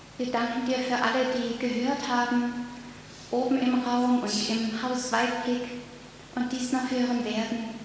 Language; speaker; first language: German; native; German